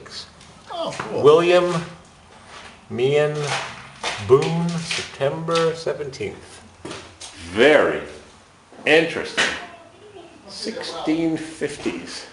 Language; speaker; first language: English; native; English